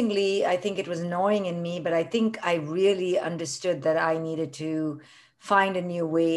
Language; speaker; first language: English; non-native, local second language; Hindi